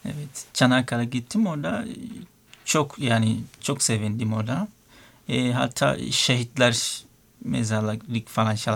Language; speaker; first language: Turkish; non-native, learner; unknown